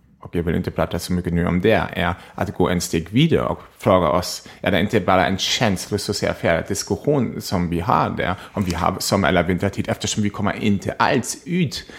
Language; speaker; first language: Swedish; non-native, fluent; German